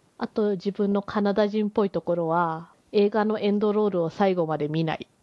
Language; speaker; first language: Japanese; early bilingual, heritage; Japanese